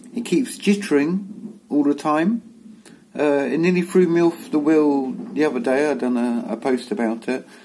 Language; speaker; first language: English; native; English